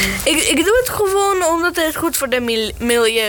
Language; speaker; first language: Dutch; early bilingual, other home language; Polish